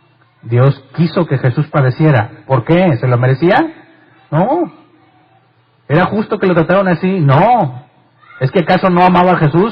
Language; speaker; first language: Spanish; native; Spanish